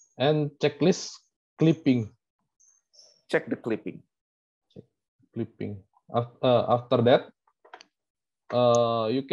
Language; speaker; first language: English; non-native, learner; Indonesian